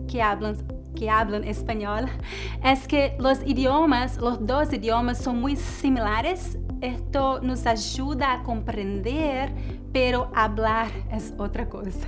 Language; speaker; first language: Spanish; non-native, learner; Portuguese